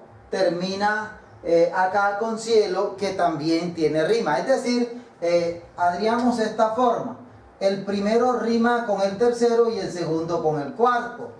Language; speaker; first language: Spanish; native; Spanish